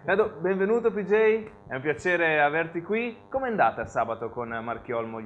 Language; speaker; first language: Italian; native; Italian